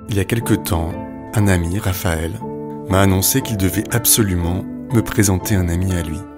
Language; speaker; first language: French; native; French